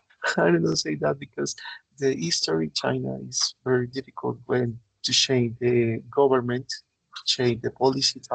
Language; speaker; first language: English; non-native, learner; Spanish